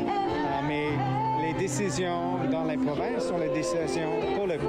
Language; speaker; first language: French; non-native, local second language; English